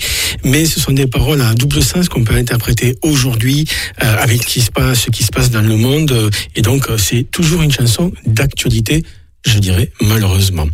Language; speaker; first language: French; native; French